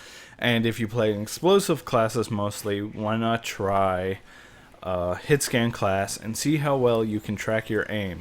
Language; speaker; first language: English; native; English